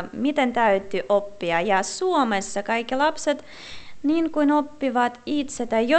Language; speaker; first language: Finnish; non-native, fluent; Russian